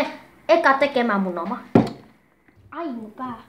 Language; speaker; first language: Finnish; early bilingual, other home language; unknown